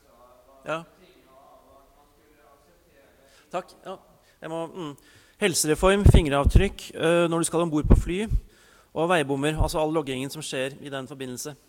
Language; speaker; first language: Norwegian; native; Norwegian